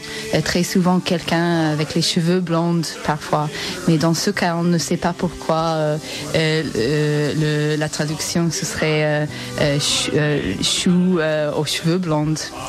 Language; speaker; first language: French; non-native, fluent; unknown